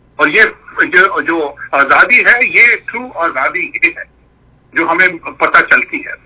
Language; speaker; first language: Urdu; non-native, local second language; Punjabi